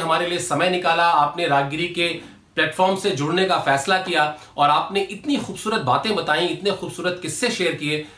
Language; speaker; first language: Hindi; native; Hindi